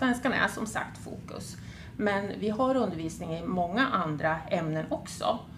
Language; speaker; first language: Swedish; native; Swedish